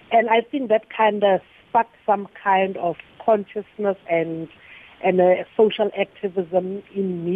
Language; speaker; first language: English; non-native, local second language; Tswana